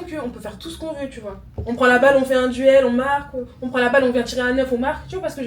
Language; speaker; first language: French; native; French